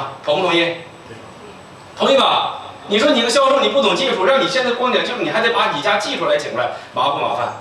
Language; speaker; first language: Chinese; native; Chinese